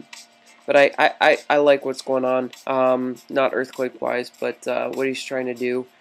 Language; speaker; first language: English; native; English